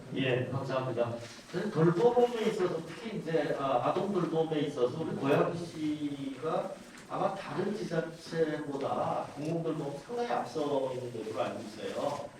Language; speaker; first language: Korean; native; Korean